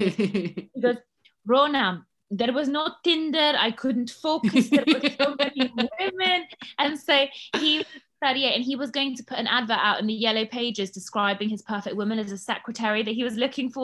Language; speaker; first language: English; native; English